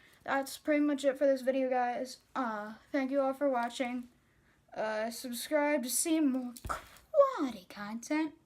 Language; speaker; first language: English; native; English